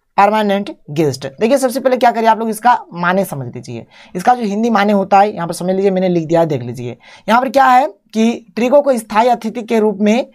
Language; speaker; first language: Hindi; native; Hindi